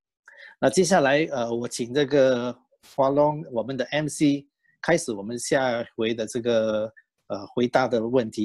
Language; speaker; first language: Chinese; native; Chinese